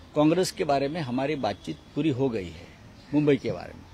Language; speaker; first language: Hindi; non-native, local second language; Marathi